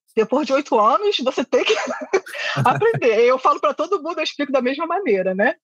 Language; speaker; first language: Portuguese; native; Portuguese